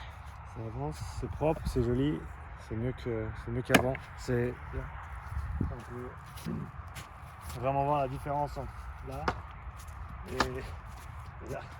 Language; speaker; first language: French; native; French